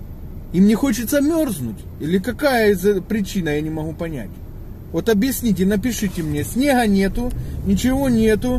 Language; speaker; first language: Russian; native; Russian